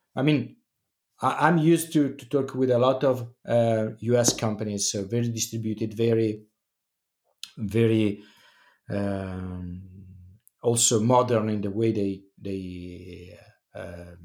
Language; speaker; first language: English; non-native, fluent; Italian